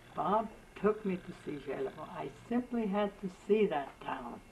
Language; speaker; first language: English; early bilingual, other home language; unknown